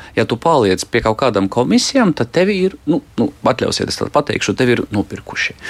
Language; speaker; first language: Latvian; non-native, local second language; Russian